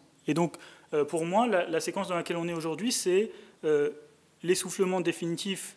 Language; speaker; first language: French; native; French